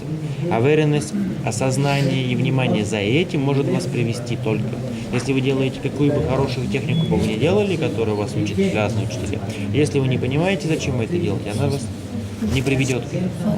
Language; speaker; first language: Russian; native; Russian